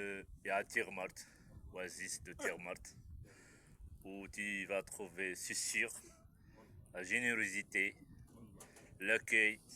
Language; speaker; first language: French; non-native, local second language; Arabic